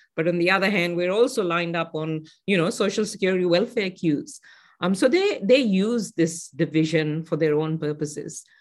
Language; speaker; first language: English; non-native, local second language; Urdu